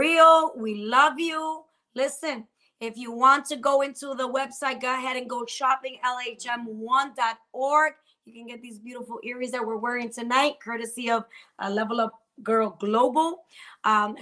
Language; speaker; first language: English; native; English